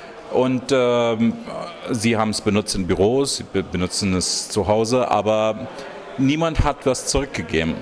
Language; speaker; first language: German; non-native, fluent; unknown